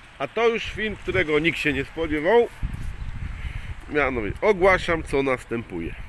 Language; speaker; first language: Polish; native; Polish